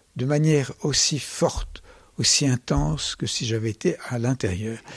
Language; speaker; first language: French; native; French